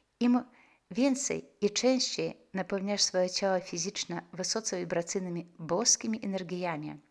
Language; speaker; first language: Polish; non-native, fluent; Russian